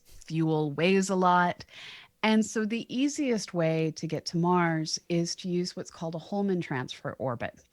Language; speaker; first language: English; native; English